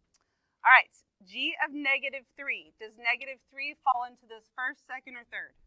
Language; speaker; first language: English; native; English